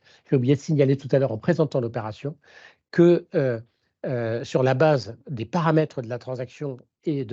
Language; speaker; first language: French; native; French